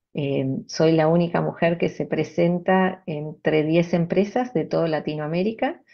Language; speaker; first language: Spanish; native; Spanish